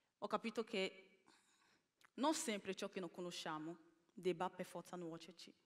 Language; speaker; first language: Italian; early bilingual, other home language; Bini